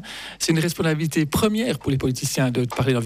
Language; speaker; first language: French; native; French